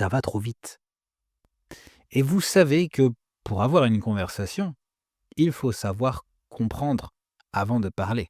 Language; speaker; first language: French; native; French